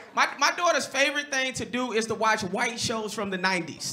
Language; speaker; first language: English; native; English